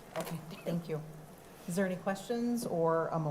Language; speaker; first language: English; native; English